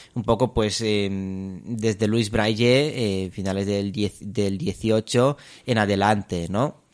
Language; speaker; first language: Spanish; non-native, fluent; Romanian